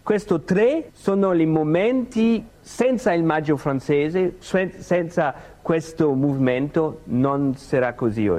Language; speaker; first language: Italian; non-native, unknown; French